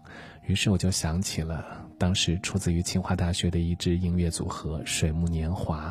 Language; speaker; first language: Chinese; native; Chinese